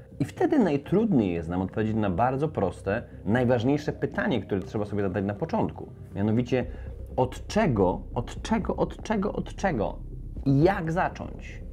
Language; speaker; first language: Polish; native; Polish